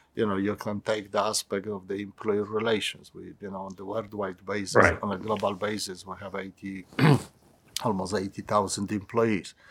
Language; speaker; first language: English; non-native, fluent; Polish